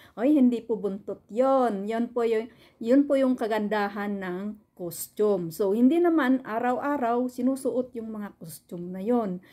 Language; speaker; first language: Filipino; non-native, local second language; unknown